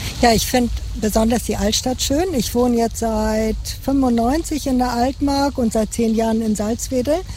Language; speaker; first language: German; native; German